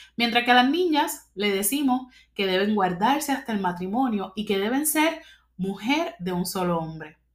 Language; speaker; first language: Spanish; native; Spanish